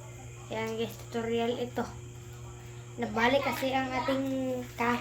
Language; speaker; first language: Filipino; non-native, local second language; Cebuano